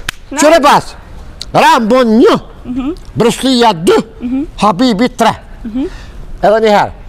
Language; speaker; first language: German; non-native, learner; Albanian